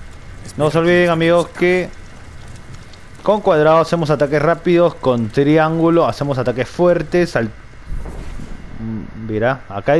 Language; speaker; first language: Spanish; native; Spanish